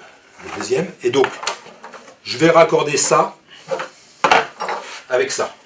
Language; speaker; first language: French; native; French